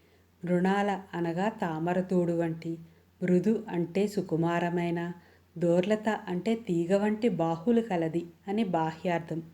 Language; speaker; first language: Telugu; native; Telugu